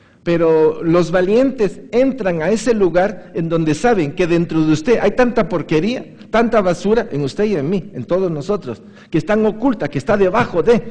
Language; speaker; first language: Spanish; native; Spanish